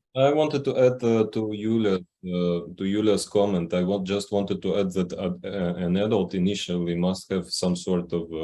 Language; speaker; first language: English; non-native, fluent; Ukrainian